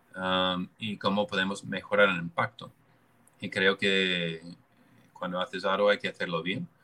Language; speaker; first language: Spanish; non-native, fluent; English